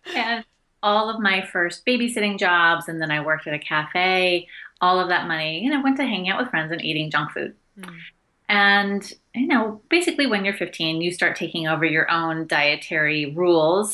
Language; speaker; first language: English; native; English